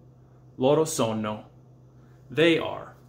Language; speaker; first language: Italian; non-native, fluent; English